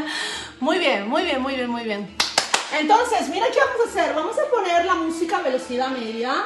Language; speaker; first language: Spanish; non-native, fluent; Italian